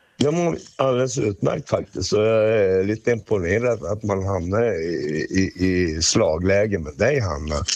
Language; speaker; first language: Swedish; native; Swedish